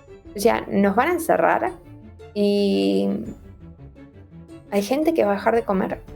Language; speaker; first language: Spanish; native; Spanish